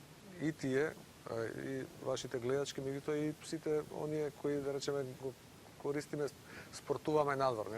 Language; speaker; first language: Macedonian; native; Macedonian